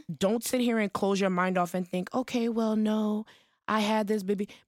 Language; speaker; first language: English; early bilingual, other home language; Haitian Creole